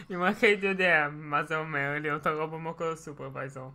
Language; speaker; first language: Hebrew; native; Hebrew